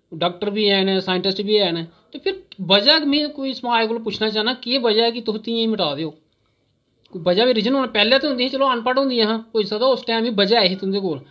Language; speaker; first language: Punjabi; non-native, local second language; Dogri